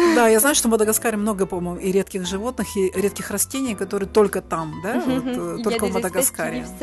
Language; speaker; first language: Russian; native; Russian